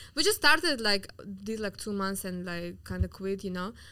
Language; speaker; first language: English; non-native, fluent; Russian